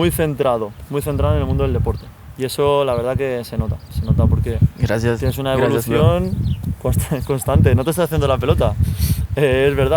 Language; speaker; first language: Spanish; native; Spanish